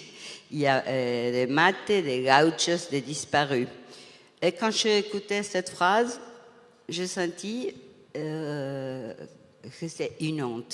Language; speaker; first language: French; non-native, fluent; Spanish